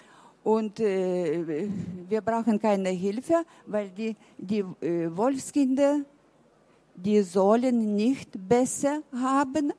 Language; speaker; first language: German; early bilingual, heritage; German